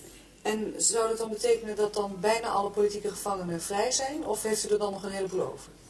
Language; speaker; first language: Dutch; native; Dutch